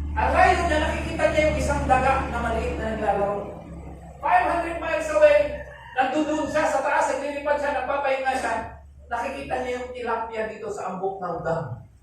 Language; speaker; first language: Filipino; non-native, local second language; Hiligaynon